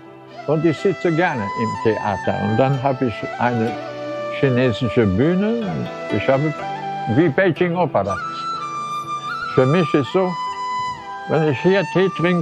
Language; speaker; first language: German; non-native, fluent; Chinese